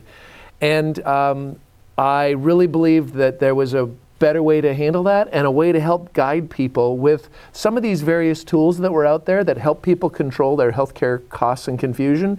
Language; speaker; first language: English; native; English